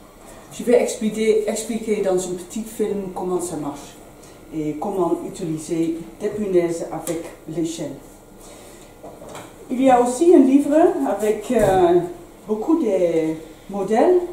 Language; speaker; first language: French; non-native, learner; Dutch